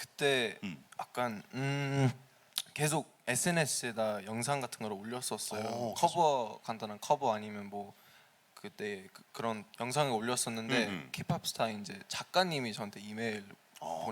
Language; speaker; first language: Korean; early bilingual, heritage; Korean